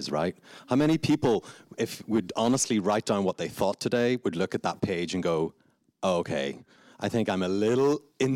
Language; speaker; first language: English; native; English